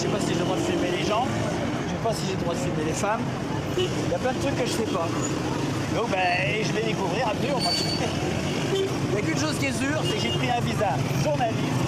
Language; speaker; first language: French; native; French